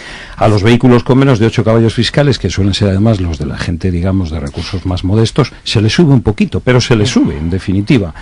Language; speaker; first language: Spanish; native; Spanish